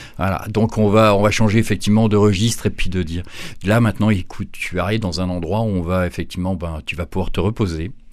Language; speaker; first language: French; native; French